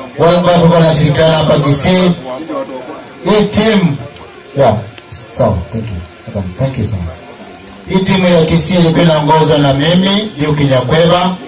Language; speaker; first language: Swahili; non-native, local second language; Gusii